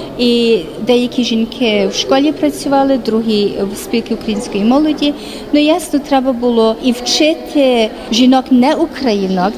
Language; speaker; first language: Ukrainian; early bilingual, heritage; Ukrainian